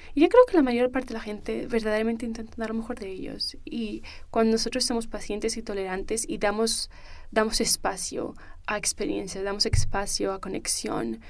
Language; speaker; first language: Spanish; native; Spanish